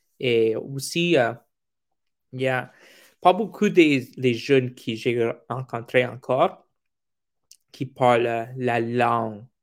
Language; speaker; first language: French; non-native, local second language; English